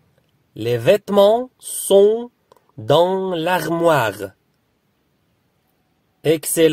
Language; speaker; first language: French; non-native, fluent; Arabic